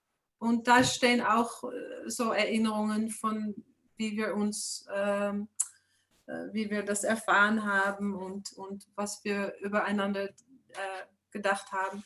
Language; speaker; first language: German; non-native, fluent; English